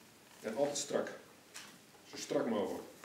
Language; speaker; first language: Dutch; native; Dutch